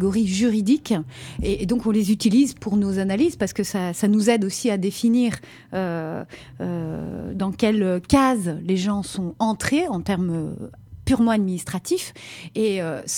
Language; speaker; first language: French; native; French